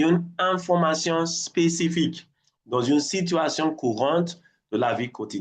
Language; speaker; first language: French; non-native, fluent; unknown